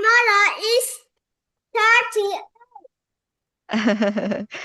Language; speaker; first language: English; non-native, learner; Vietnamese